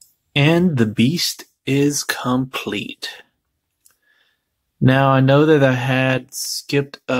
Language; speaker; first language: English; native; English